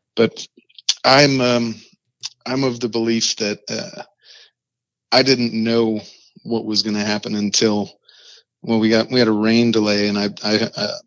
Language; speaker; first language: English; native; English